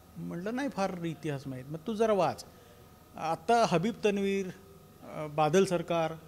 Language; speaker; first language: Marathi; native; Marathi